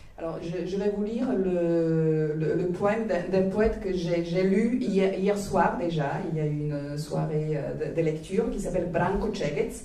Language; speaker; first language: French; non-native, fluent; Croatian